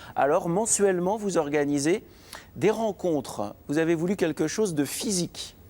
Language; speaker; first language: French; native; French